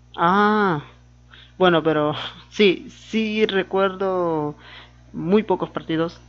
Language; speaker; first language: Spanish; native; Spanish